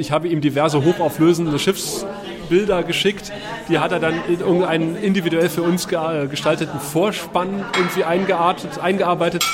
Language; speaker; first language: German; native; German